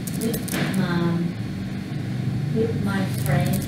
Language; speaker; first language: English; non-native, learner; Vietnamese